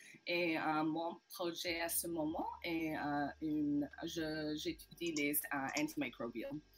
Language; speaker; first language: French; non-native, local second language; English